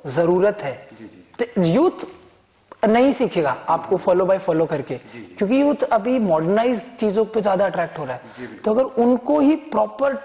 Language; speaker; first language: Hindi; native; Hindi